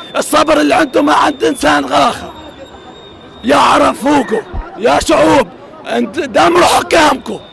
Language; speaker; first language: Arabic; native; Arabic